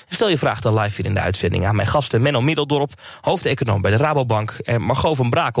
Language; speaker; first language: Dutch; native; Dutch